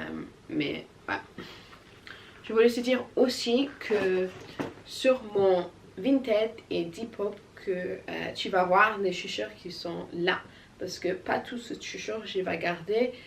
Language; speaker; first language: French; non-native, learner; English